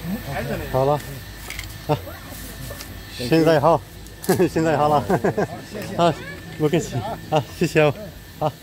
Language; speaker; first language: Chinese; non-native, learner; Slovak